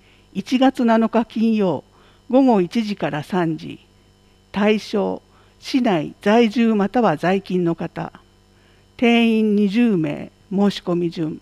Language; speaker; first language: Japanese; native; Japanese